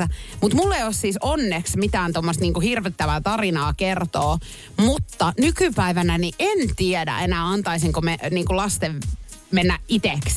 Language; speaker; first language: Finnish; native; Finnish